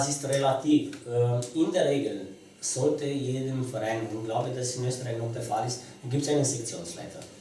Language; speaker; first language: German; non-native, fluent; Romanian